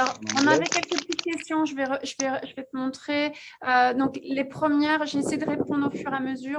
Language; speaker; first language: French; native; French